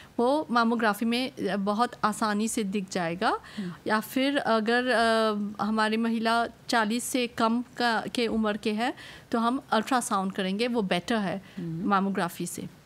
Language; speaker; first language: Hindi; non-native, local second language; Morisyen